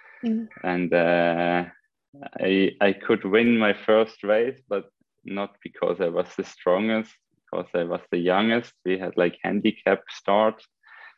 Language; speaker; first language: English; non-native, fluent; Swiss German